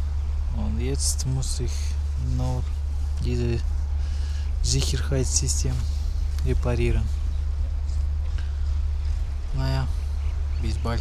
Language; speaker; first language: German; non-native, learner; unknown